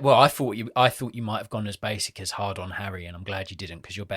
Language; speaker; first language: English; native; English